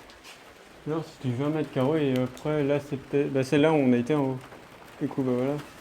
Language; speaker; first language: French; native; French